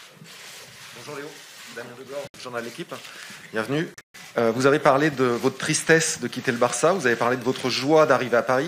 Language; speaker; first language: French; native; French